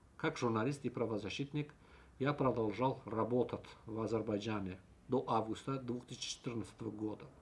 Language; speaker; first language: Russian; non-native, local second language; Azerbaijani